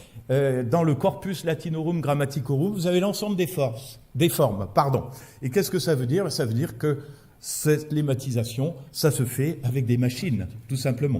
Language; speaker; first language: French; native; French